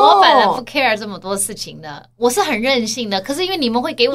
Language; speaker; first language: Chinese; early bilingual, heritage; Chinese